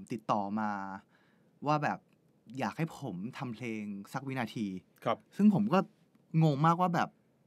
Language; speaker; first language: Thai; native; Thai